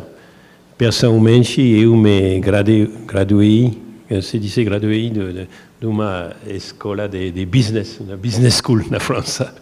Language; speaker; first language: Portuguese; non-native, learner; French